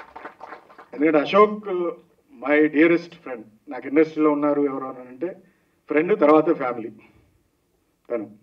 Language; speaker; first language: Telugu; native; Telugu